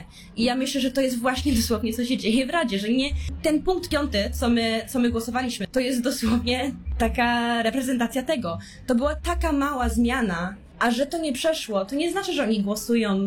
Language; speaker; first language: Polish; early bilingual, heritage; Polish